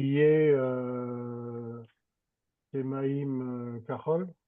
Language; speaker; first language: Hebrew; non-native, learner; French